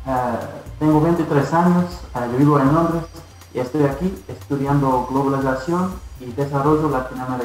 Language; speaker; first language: Spanish; non-native, fluent; English